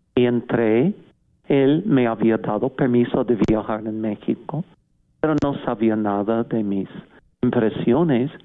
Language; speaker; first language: Spanish; non-native, fluent; English